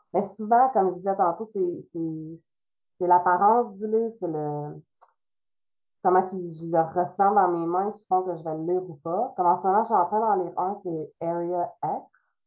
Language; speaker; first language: French; native; French